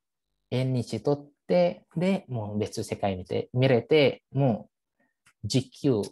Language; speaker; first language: Japanese; non-native, fluent; Indonesian